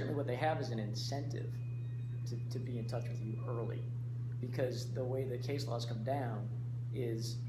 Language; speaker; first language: English; native; English